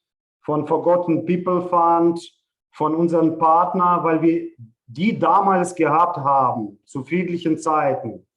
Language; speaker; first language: German; non-native, fluent; Ukrainian